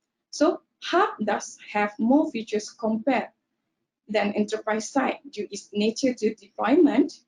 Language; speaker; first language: English; non-native, local second language; Malay